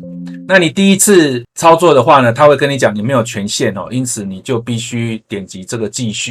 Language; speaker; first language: Chinese; native; Chinese